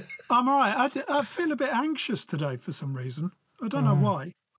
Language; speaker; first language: English; native; English